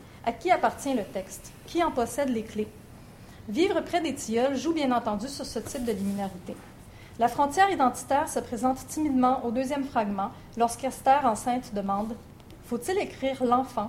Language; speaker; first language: French; native; French